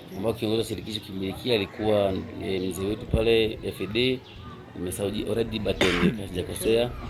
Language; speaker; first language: Swahili; native; Swahili